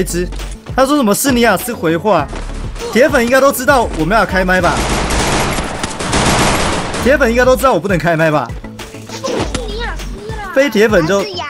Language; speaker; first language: Chinese; native; Chinese